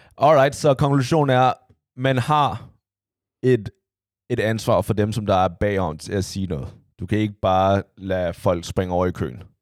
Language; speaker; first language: Danish; early bilingual, other home language; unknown